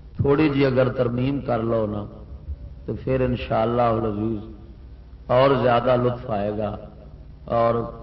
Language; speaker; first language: Urdu; non-native, local second language; Punjabi